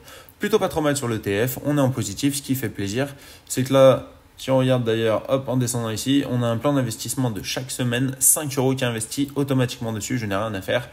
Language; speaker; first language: French; native; French